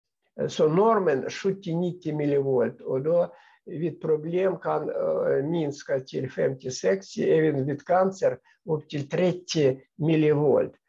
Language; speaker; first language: Swedish; non-native, fluent; Russian